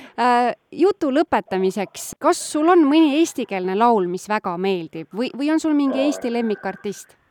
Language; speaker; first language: Estonian; native; Estonian